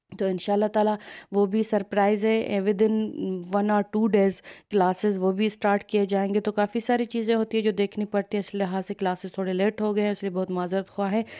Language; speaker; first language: Urdu; non-native, local second language; Sindhi